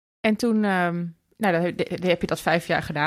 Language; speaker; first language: Dutch; native; Dutch